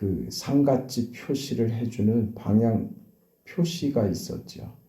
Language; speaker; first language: Korean; native; Korean